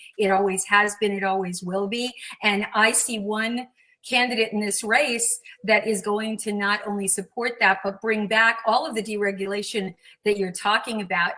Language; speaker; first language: English; native; English